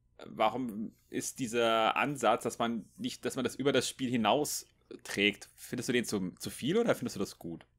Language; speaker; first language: German; native; German